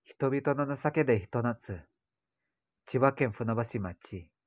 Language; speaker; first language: Japanese; non-native, learner; Indonesian